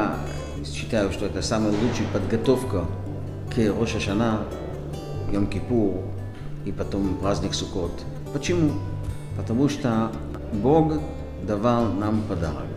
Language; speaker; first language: Russian; non-native, fluent; Hebrew